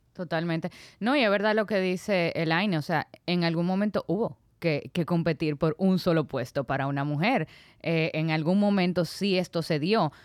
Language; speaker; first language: Spanish; native; Spanish